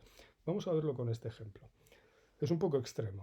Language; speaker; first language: Spanish; native; Spanish